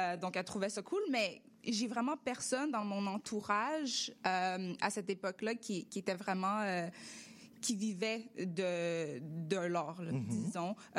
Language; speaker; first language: French; early bilingual, other home language; Russian